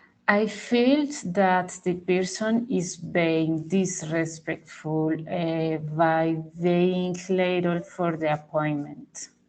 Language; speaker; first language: English; non-native, learner; Spanish